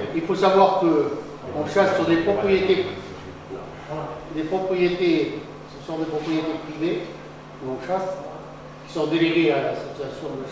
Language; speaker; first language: French; native; French